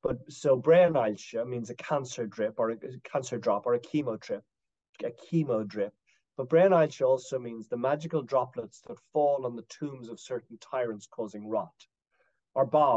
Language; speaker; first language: English; native; English